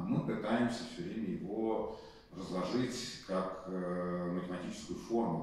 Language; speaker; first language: Russian; native; Russian